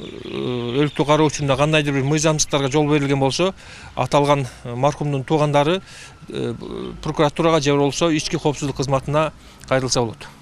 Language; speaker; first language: Kyrgyz; native; Kyrgyz